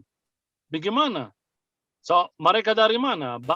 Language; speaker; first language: Indonesian; non-native, fluent; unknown